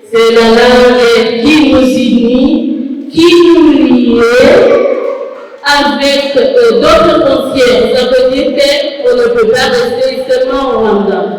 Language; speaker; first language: French; non-native, local second language; Kinyarwanda